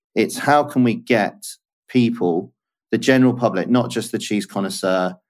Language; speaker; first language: English; native; English